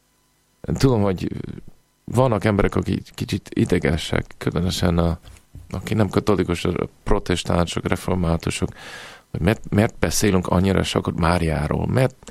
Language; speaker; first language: Hungarian; non-native, fluent; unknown